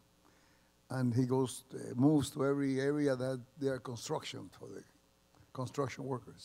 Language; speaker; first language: English; early bilingual, other home language; Spanish